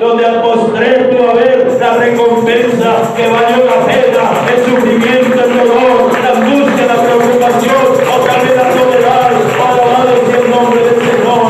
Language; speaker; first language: Spanish; native; Spanish